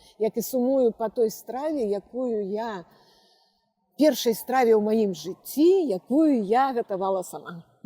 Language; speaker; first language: Belarusian; native; Belarusian